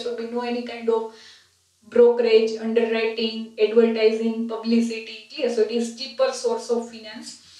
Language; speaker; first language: English; non-native, local second language; Gujarati